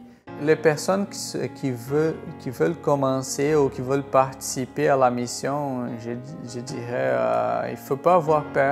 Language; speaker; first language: French; non-native, fluent; Portuguese